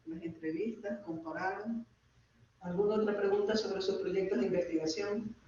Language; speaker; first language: Spanish; native; Spanish